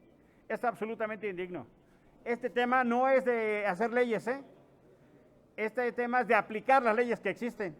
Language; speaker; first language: Spanish; native; Spanish